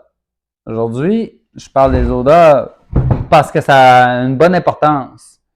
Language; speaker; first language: French; native; French